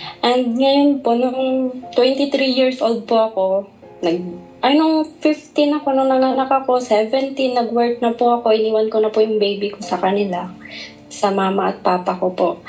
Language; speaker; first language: Filipino; non-native, local second language; Iloko